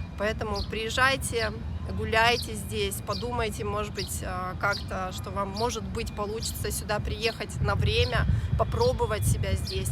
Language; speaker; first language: Russian; native; Russian